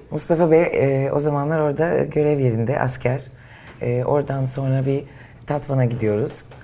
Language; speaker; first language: Turkish; native; Turkish